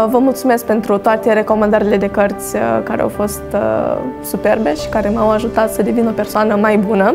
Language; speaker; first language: Romanian; non-native, local second language; Russian